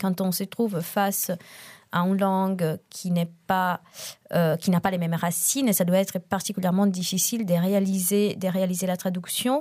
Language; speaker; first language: French; non-native, fluent; Italian